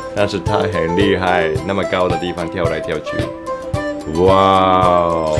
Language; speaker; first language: Chinese; non-native, fluent; Japanese